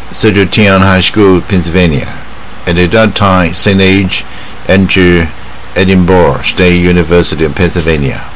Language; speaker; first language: English; non-native, fluent; Chinese